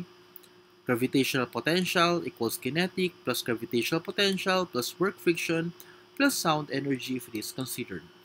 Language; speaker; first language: English; non-native, local second language; Filipino